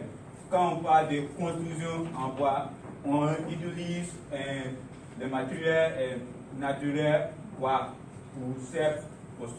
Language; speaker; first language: French; non-native, learner; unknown